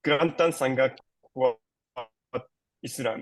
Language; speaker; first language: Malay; non-native, learner; Japanese